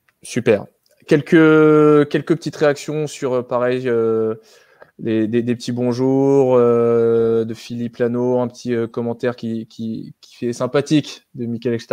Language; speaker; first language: French; native; French